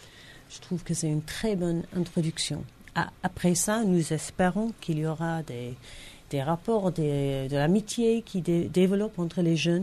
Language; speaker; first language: French; non-native, fluent; English